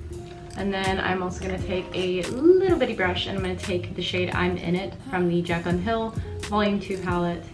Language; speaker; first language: English; native; English